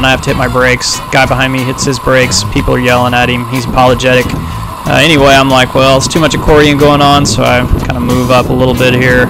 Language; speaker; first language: English; native; English